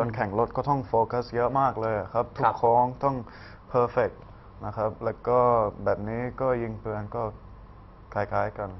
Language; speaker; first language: Thai; early bilingual, heritage; Thai